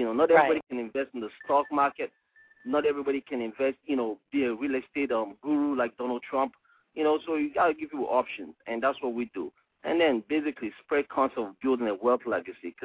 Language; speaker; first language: English; non-native, local second language; Igbo